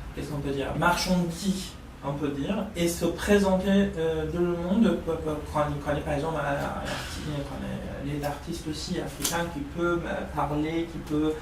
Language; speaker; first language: French; non-native, learner; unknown